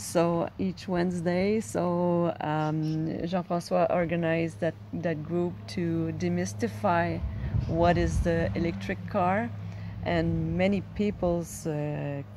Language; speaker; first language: English; non-native, local second language; French